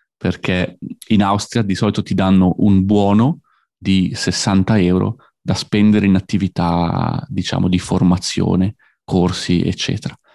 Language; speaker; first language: Italian; native; Italian